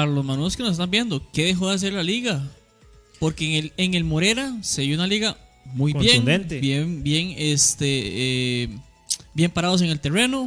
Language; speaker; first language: Spanish; native; Spanish